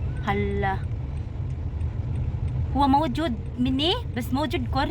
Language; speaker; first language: Arabic; non-native, learner; Cebuano